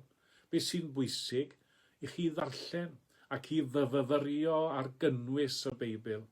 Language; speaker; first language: Welsh; native; Welsh